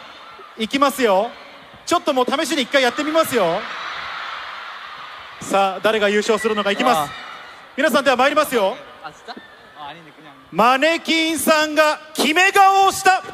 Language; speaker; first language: Japanese; native; Japanese